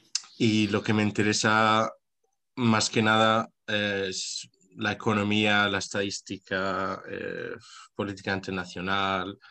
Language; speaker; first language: Spanish; non-native, local second language; Arabic